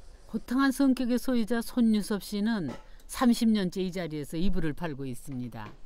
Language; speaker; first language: Korean; native; Korean